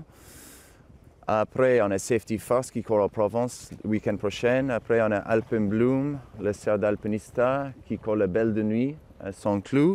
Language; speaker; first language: French; non-native, fluent; English